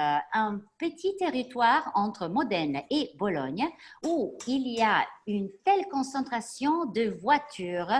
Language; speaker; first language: French; non-native, fluent; Italian